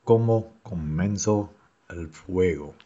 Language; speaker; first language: Spanish; non-native, fluent; Dutch